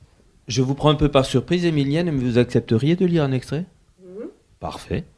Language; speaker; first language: French; native; French